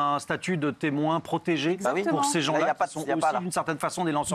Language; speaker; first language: French; native; French